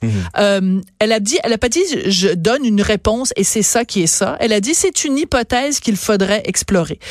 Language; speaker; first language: French; native; French